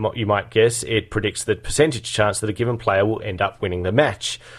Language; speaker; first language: English; native; English